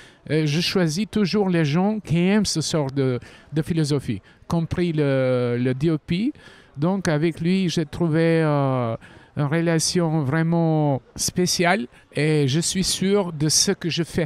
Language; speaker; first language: French; non-native, fluent; Albanian